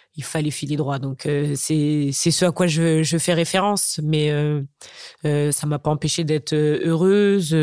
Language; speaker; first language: French; native; French